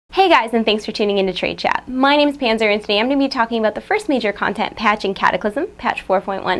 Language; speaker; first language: English; native; English